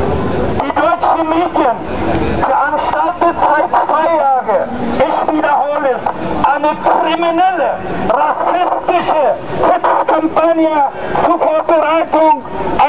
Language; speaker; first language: German; non-native, fluent; Arabic